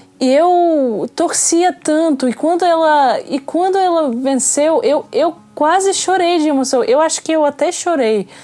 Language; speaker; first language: Portuguese; non-native, fluent; Russian